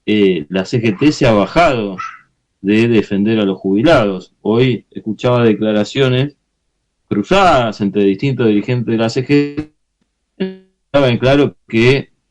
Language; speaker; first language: Spanish; native; Spanish